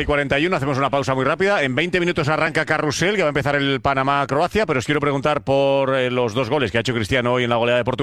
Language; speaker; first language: Spanish; native; Spanish